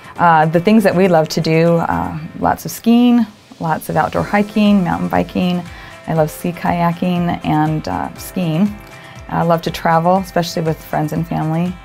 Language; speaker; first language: English; native; English